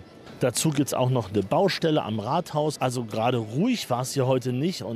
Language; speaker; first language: German; native; German